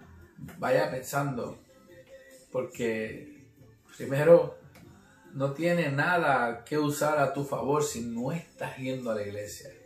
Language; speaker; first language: Spanish; native; Spanish